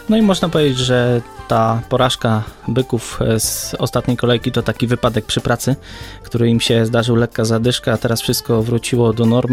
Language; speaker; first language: Polish; native; Polish